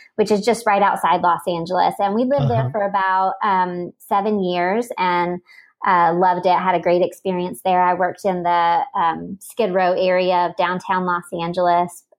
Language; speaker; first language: English; native; English